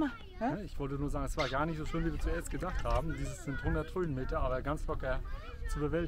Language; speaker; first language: German; native; German